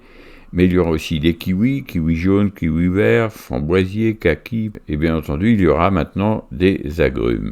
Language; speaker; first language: French; native; French